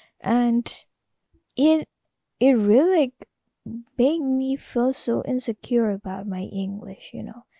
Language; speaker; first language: English; non-native, learner; Indonesian